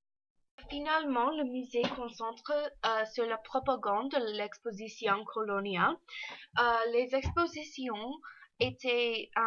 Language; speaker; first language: French; non-native, learner; English